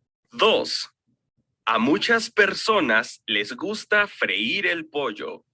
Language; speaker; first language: Spanish; non-native, learner; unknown